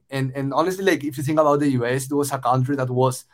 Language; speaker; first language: English; non-native, fluent; Spanish